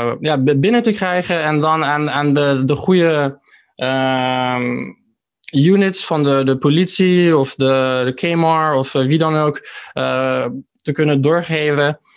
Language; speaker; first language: Dutch; early bilingual, heritage; Dutch